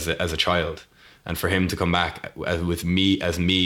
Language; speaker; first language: English; native; English